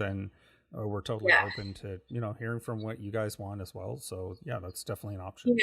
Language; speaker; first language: English; native; English